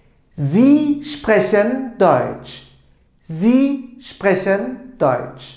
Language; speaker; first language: German; non-native, fluent; Turkish